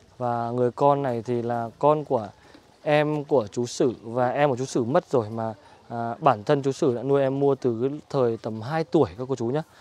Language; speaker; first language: Vietnamese; native; Vietnamese